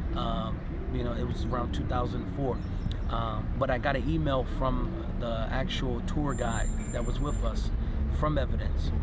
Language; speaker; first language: English; native; English